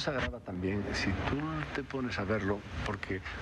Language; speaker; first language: Spanish; native; Spanish